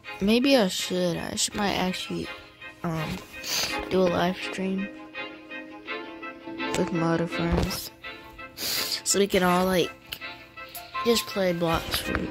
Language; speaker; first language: English; native; English